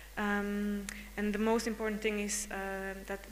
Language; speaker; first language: English; non-native, fluent; Hungarian